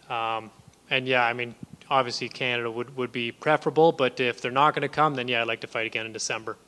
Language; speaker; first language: English; native; English